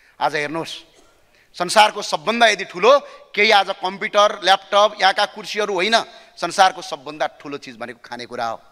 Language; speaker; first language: Nepali; native; Nepali